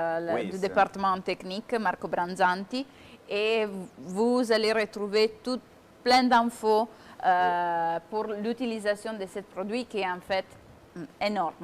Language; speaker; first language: French; non-native, fluent; Italian